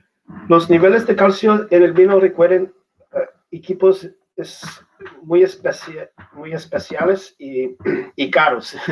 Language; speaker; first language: Spanish; non-native, learner; English